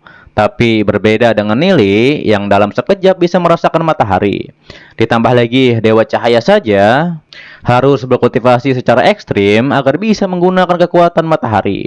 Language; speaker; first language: Indonesian; native; Indonesian